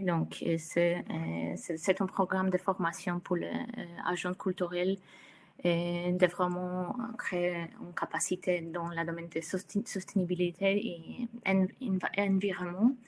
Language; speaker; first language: French; non-native, fluent; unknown